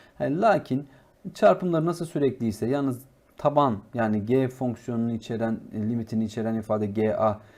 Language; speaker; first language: Turkish; native; Turkish